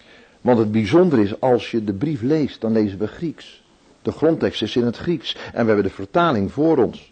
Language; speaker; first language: Dutch; native; Dutch